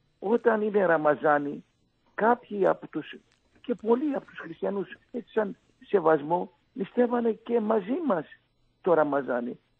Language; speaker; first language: Greek; non-native, fluent; Arabic